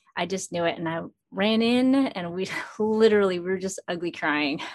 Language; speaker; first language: English; early bilingual, other home language; Filipino